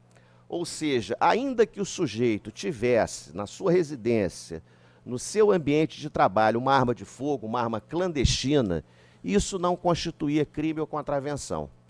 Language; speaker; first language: Portuguese; native; Portuguese